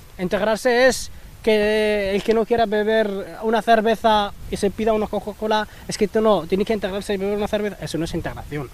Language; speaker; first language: Spanish; early bilingual, other home language; Arabic